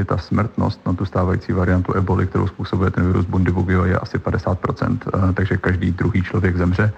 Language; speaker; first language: Czech; native; Czech